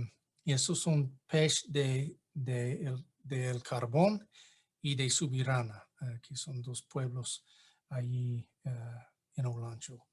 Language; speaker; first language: Spanish; non-native, fluent; English